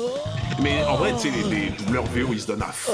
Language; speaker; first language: French; native; French